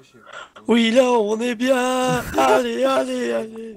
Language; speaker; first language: French; native; French